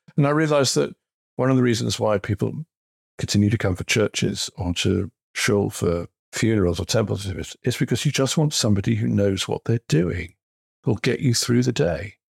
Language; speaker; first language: English; native; English